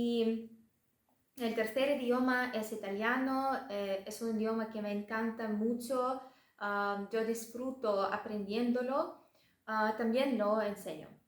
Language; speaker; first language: Spanish; non-native, fluent; Russian